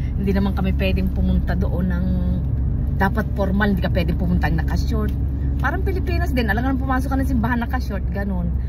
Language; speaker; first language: Filipino; native; Filipino